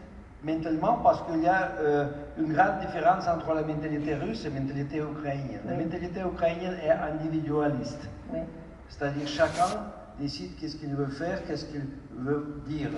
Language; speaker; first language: French; non-native, fluent; Russian